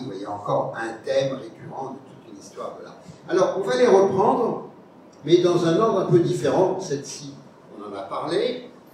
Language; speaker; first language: French; native; French